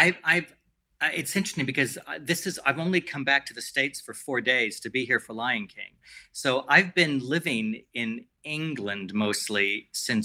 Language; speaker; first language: English; native; English